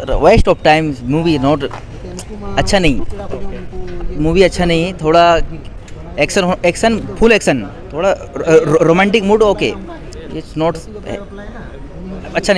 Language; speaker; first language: Hindi; non-native, local second language; Malayalam